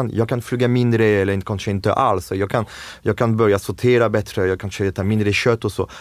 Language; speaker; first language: Swedish; non-native, fluent; French